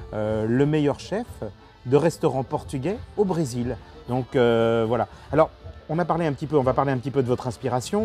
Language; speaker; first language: French; native; French